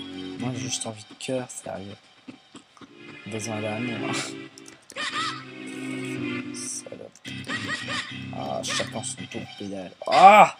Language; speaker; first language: French; native; French